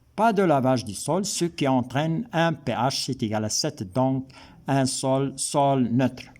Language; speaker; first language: French; non-native, local second language; Arabic